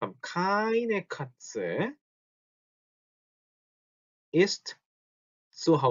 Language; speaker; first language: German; non-native, fluent; Korean